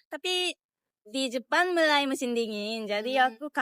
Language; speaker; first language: Indonesian; non-native, learner; Japanese